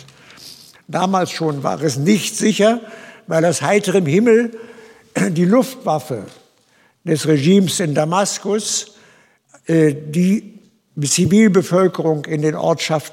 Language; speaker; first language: German; native; German